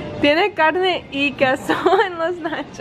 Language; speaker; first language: Spanish; early bilingual, heritage; Spanish